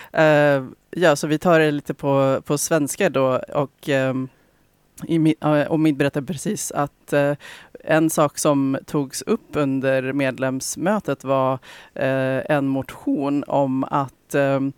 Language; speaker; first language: Swedish; native; Swedish